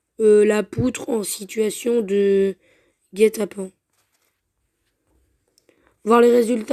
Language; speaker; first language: French; native; French